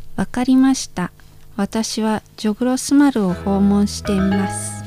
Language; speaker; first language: Japanese; non-native, learner; Indonesian